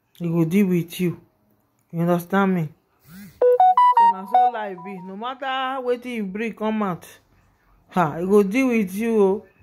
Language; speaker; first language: Nigerian Pidgin; non-native, local second language; Yoruba